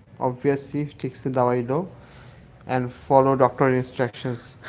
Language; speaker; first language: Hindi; non-native, learner; Bangla